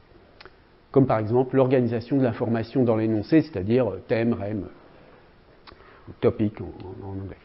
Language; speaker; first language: French; native; French